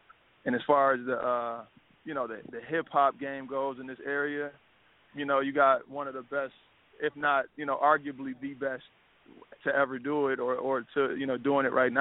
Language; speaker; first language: English; native; English